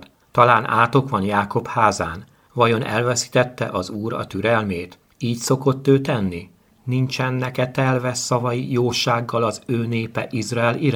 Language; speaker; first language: Hungarian; native; Hungarian